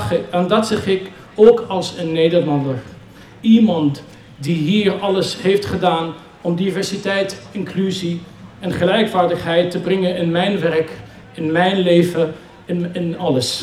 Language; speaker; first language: Dutch; non-native, fluent; Arabic